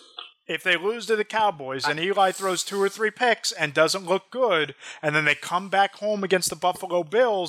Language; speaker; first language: English; native; English